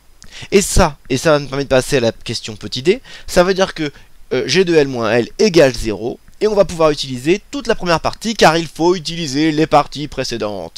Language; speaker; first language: French; native; French